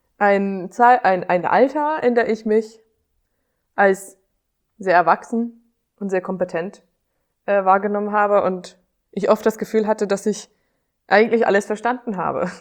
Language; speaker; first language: German; non-native, fluent; Hungarian